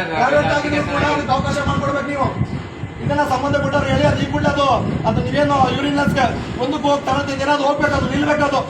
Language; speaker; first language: Kannada; native; Kannada